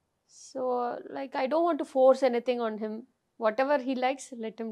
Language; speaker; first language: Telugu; non-native, local second language; Tamil